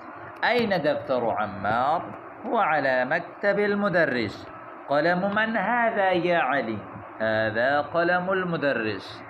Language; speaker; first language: Arabic; non-native, fluent; Urdu